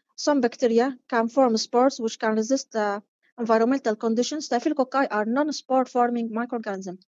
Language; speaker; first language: English; non-native, fluent; Arabic